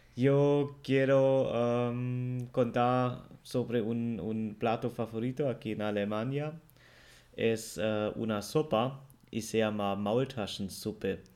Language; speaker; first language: Spanish; non-native, fluent; German